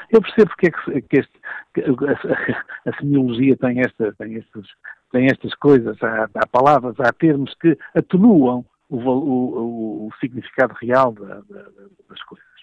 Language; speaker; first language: Portuguese; native; Portuguese